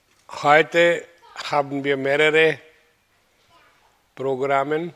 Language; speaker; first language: German; non-native, fluent; Hindi